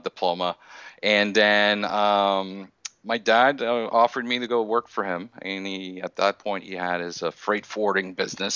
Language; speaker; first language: English; native; English